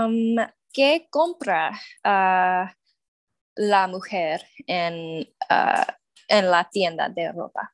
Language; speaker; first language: Spanish; non-native, learner; English